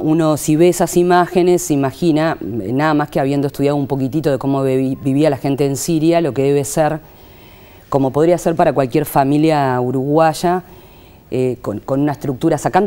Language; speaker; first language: Spanish; native; Spanish